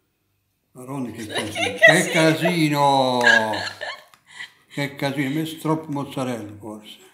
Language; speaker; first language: Italian; native; Italian